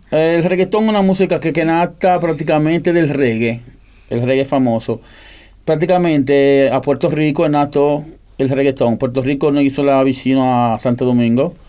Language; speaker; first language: Italian; non-native, fluent; Spanish